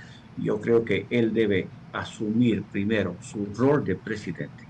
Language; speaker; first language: Spanish; native; Spanish